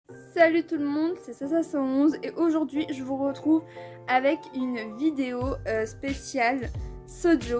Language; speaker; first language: French; native; French